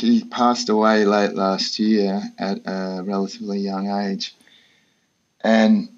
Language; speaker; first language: English; native; English